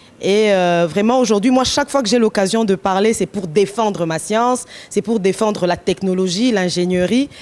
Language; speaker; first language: French; non-native, local second language; Lingala